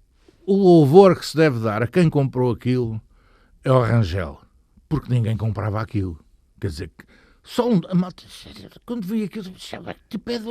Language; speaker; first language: Portuguese; native; Portuguese